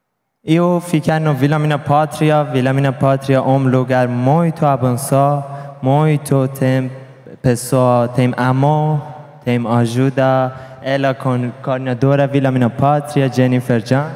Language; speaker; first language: Portuguese; non-native, learner; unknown